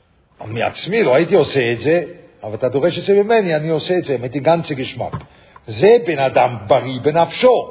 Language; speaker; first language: Hebrew; non-native, fluent; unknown